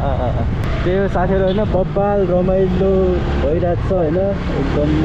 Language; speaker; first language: Nepali; native; Nepali